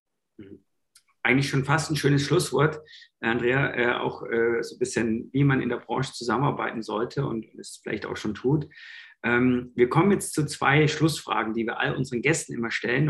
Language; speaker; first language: German; native; German